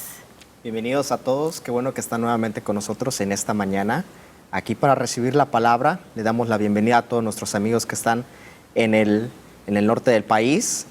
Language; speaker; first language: Spanish; native; Spanish